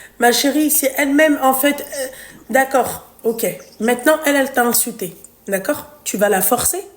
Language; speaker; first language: French; native; French